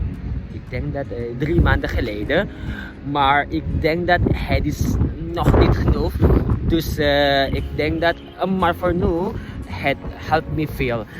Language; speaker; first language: Dutch; non-native, learner; Indonesian